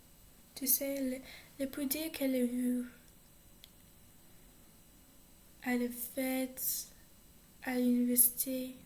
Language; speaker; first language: French; non-native, learner; English